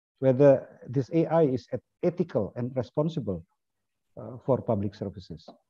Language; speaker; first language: English; non-native, fluent; Indonesian